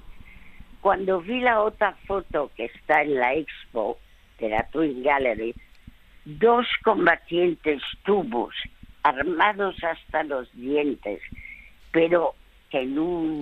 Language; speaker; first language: Spanish; early bilingual, other home language; French